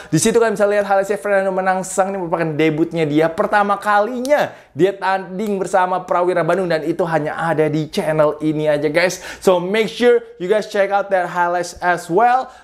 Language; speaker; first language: Indonesian; native; Indonesian